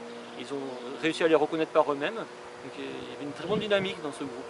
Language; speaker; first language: French; native; French